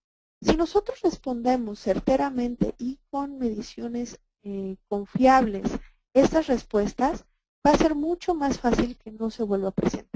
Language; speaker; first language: Spanish; native; Spanish